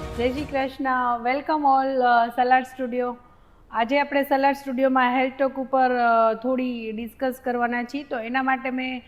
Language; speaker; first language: Gujarati; native; Gujarati